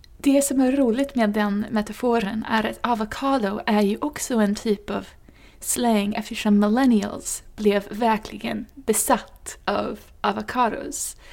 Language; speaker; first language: Swedish; non-native, fluent; English